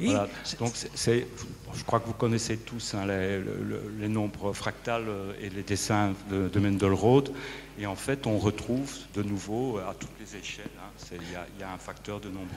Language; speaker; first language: French; native; French